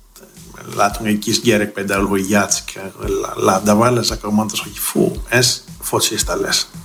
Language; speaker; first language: Hungarian; non-native, fluent; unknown